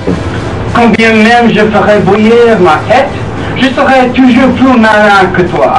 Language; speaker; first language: French; non-native, learner; English